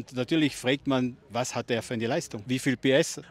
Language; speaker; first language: German; native; German